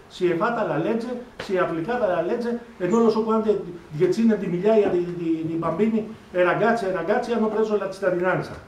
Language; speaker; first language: Italian; non-native, fluent; Greek